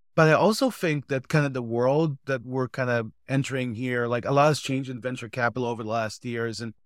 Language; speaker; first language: English; non-native, fluent; Hebrew